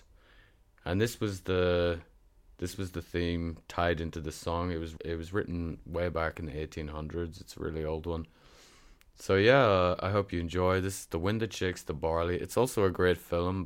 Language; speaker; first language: English; native; English